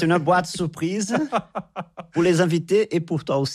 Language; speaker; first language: French; non-native, fluent; Portuguese